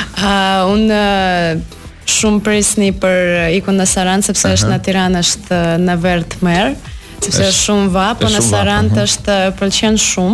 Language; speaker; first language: Albanian; non-native, learner; Belarusian